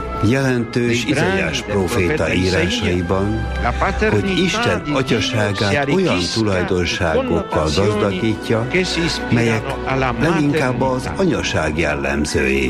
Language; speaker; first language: Hungarian; native; Hungarian